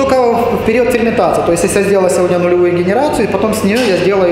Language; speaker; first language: Russian; native; Russian